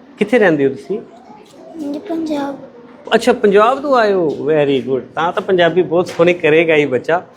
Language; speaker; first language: Punjabi; native; Punjabi